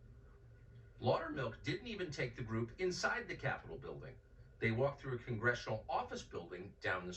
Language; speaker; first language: English; native; English